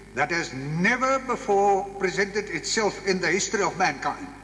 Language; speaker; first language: English; non-native, local second language; Afrikaans